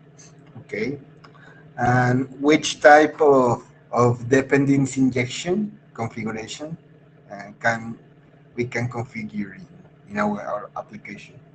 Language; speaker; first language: English; non-native, fluent; Spanish